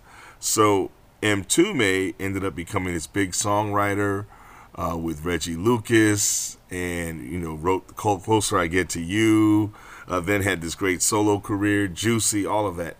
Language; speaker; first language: English; native; English